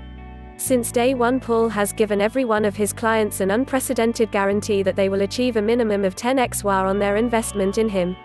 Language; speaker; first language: English; native; English